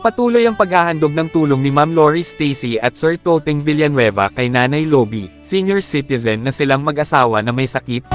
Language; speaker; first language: Filipino; native; Filipino